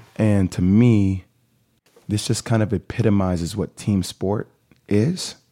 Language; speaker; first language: English; native; English